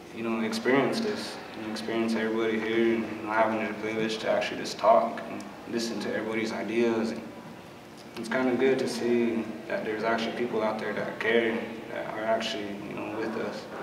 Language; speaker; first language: English; native; English